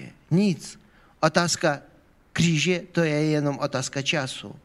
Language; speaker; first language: Czech; non-native, fluent; Ukrainian